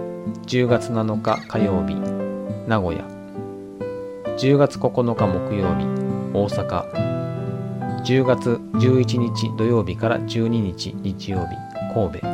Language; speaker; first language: Japanese; native; Japanese